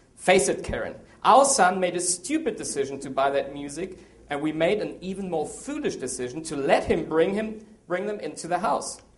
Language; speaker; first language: English; non-native, fluent; German